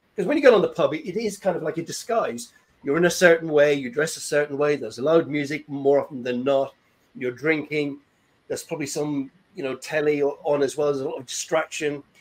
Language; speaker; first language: English; native; English